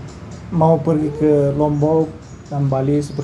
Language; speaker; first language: Indonesian; non-native, learner; Turkish